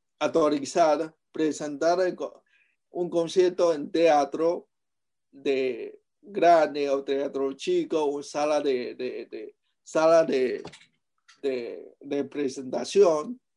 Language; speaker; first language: Spanish; non-native, fluent; Chinese